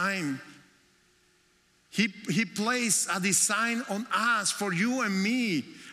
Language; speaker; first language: English; non-native, fluent; Spanish